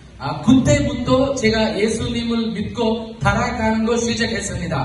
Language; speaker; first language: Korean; non-native, learner; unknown